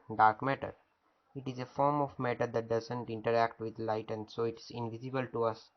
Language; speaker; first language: English; non-native, fluent; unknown